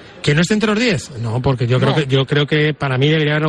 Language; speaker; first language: Spanish; native; Spanish